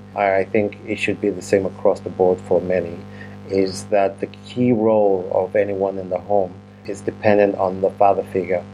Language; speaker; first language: English; non-native, local second language; Yoruba